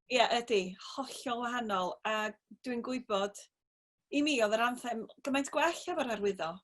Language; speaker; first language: Welsh; native; Welsh